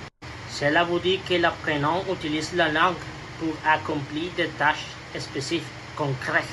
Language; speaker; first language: French; non-native, fluent; Spanish